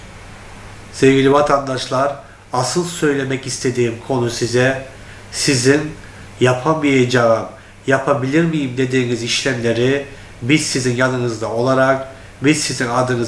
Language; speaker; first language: Turkish; non-native, fluent; Turkmen